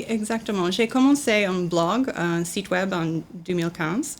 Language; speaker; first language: French; non-native, learner; English